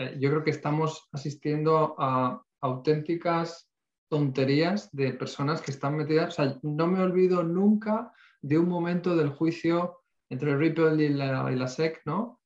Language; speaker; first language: Spanish; native; Spanish